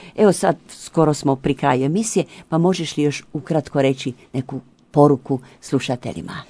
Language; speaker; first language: Croatian; native; Croatian